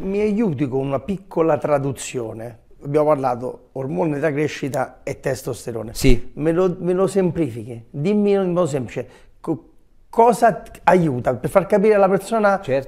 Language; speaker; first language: Italian; native; Italian